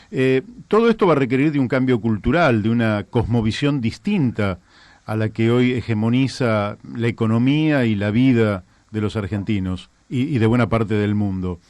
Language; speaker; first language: Spanish; native; Spanish